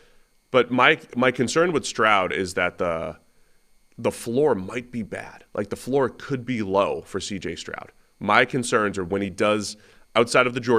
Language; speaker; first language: English; native; English